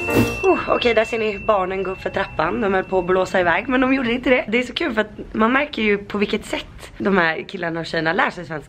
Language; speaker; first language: Swedish; native; Swedish